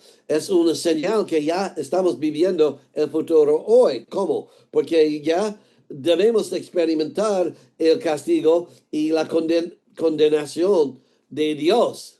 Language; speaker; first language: Spanish; non-native, fluent; English